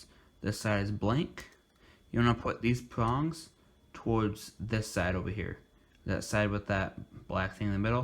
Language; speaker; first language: English; native; English